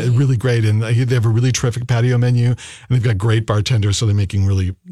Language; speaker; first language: English; native; English